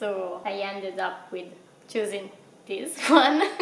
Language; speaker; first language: English; non-native, fluent; Italian